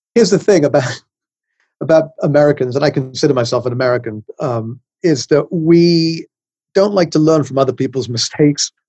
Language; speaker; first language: English; native; English